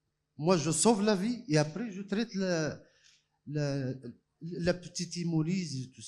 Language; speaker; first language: French; non-native, local second language; Arabic